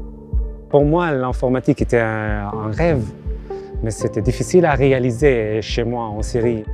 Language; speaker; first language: French; non-native, learner; Arabic